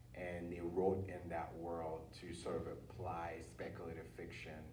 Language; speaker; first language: English; early bilingual, other home language; Haitian Creole